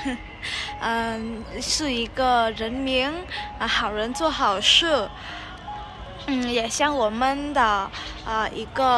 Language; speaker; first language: Chinese; non-native, fluent; Vietnamese